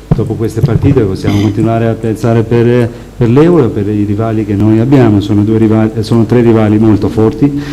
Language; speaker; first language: Italian; non-native, fluent; Albanian